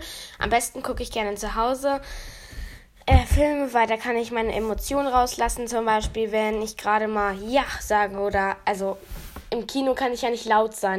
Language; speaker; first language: German; native; German